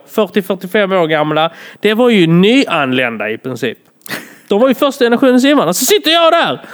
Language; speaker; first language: Swedish; early bilingual, other home language; Polish